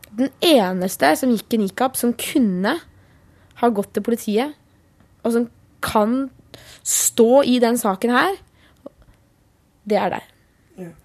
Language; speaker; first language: Norwegian; native; Norwegian